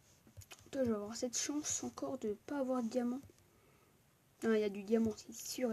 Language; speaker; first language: French; native; French